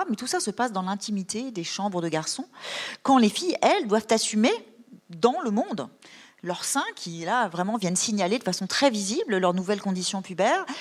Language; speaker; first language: French; native; French